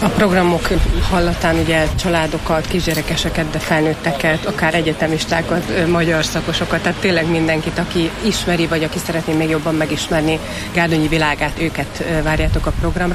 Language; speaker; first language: Hungarian; native; Hungarian